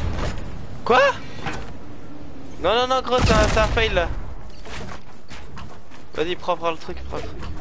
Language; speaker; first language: French; native; French